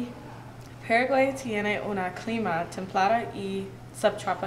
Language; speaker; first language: Spanish; non-native, learner; English